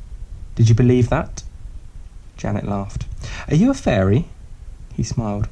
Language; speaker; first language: English; native; English